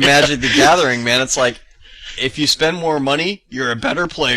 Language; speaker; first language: English; native; English